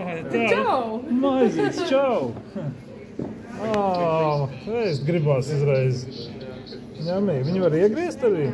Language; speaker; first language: Latvian; native; Latvian